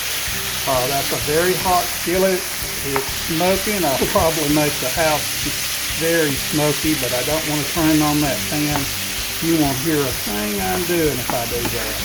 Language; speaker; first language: English; native; English